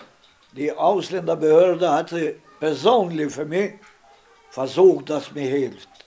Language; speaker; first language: German; non-native, learner; Romany